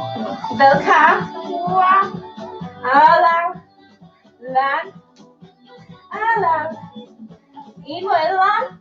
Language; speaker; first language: Welsh; non-native, local second language; English